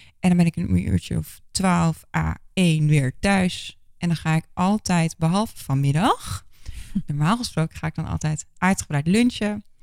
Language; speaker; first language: Dutch; native; Dutch